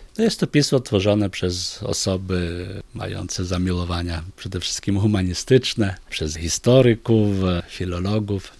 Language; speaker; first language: Polish; non-native, local second language; Ukrainian